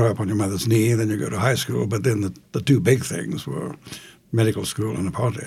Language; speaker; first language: English; native; English